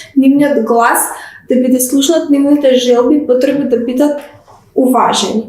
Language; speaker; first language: Macedonian; native; Macedonian